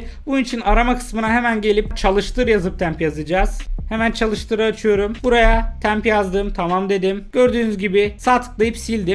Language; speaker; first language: Turkish; native; Turkish